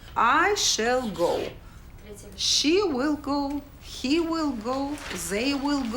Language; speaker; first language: English; non-native, learner; Russian